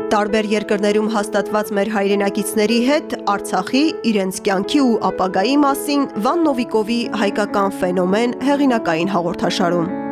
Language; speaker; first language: Armenian; early bilingual, heritage; Armenian